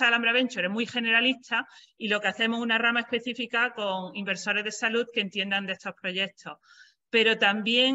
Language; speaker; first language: Spanish; native; Spanish